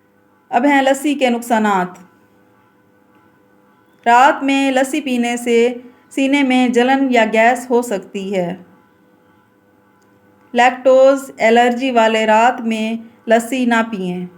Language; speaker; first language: Urdu; native; Urdu